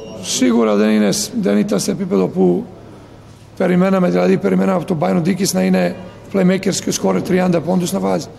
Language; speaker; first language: Greek; non-native, fluent; Serbian